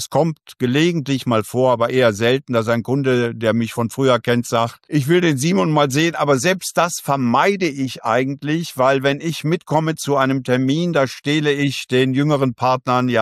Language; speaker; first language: German; native; German